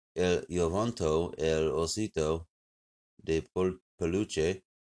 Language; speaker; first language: Spanish; non-native, learner; English